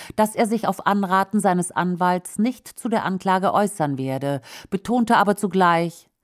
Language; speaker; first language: German; native; German